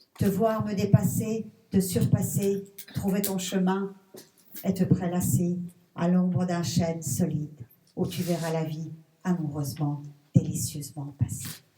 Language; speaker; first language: French; early bilingual, other home language; Persian